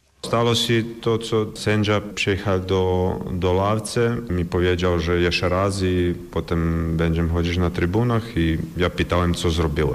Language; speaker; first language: Polish; non-native, learner; Croatian